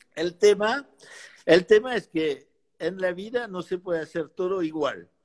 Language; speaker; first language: Spanish; non-native, fluent; French